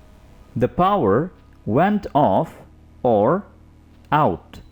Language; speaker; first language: English; non-native, local second language; Urdu